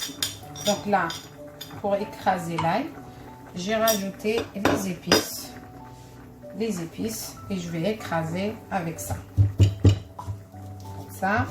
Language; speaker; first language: French; non-native, local second language; Arabic